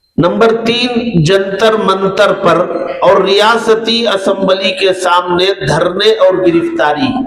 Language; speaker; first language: Urdu; native; Urdu